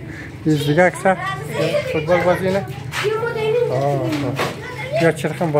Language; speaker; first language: Persian; native; Persian